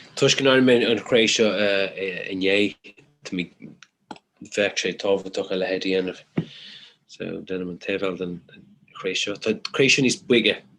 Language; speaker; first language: Irish; native; Irish